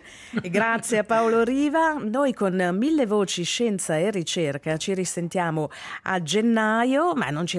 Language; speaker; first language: Italian; native; Italian